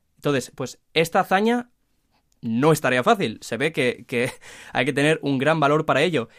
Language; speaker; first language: Spanish; native; Spanish